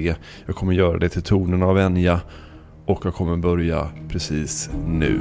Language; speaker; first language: Swedish; native; Swedish